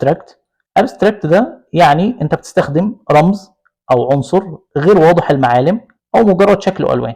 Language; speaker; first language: Arabic; native; Arabic